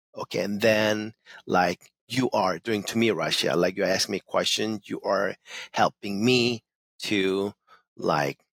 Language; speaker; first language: English; non-native, fluent; Korean